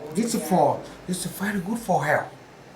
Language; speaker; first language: English; non-native, learner; Vietnamese